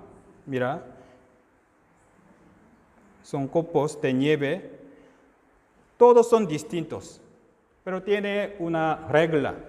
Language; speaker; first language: Spanish; non-native, fluent; Korean